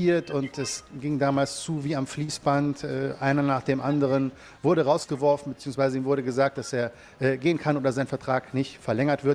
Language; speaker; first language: German; native; German